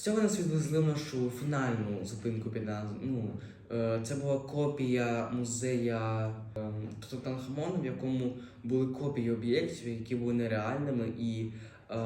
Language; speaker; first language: Ukrainian; native; Ukrainian